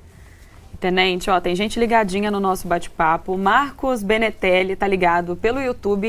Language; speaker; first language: Portuguese; native; Portuguese